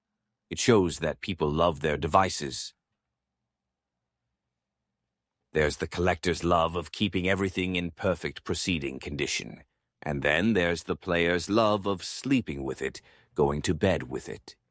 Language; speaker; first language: English; native; English